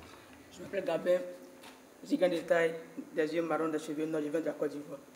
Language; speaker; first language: French; non-native, learner; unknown